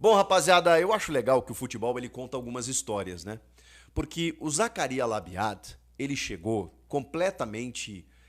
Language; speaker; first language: Portuguese; native; Portuguese